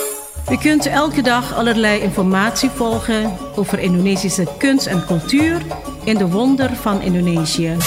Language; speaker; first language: Dutch; non-native, fluent; Indonesian